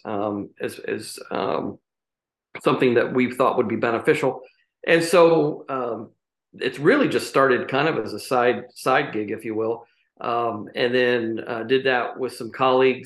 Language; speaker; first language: English; native; English